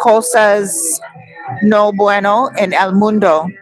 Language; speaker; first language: Spanish; non-native, learner; English